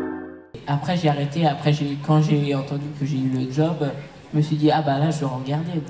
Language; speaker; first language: French; early bilingual, heritage; English